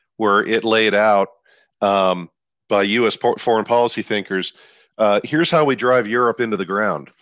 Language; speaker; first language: English; native; English